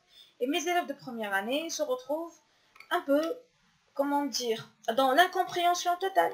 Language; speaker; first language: French; non-native, local second language; Arabic